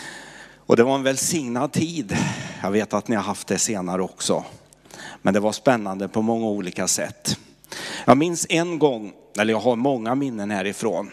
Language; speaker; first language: Swedish; native; Swedish